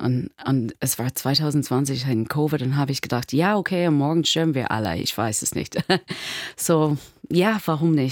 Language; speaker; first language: German; non-native, learner; English